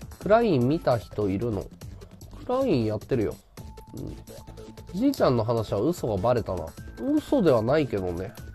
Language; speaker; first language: Japanese; native; Japanese